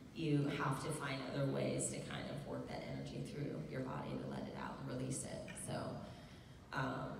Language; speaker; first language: English; native; English